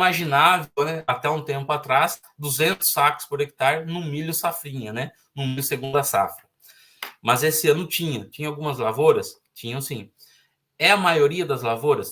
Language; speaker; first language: Portuguese; native; Portuguese